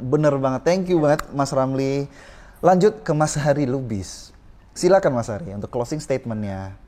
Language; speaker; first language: Indonesian; native; Indonesian